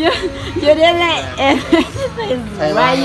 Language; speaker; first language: English; non-native, fluent; Vietnamese